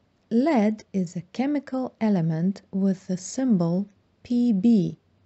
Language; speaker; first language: English; non-native, fluent; Bulgarian